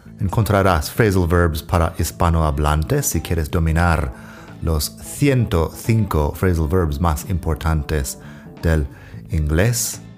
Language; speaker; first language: Spanish; non-native, fluent; English